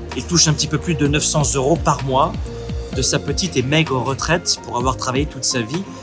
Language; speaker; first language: French; native; French